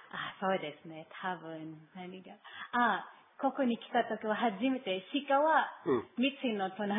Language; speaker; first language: Japanese; non-native, learner; Filipino